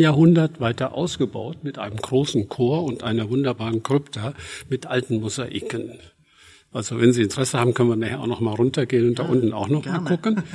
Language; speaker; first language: German; native; German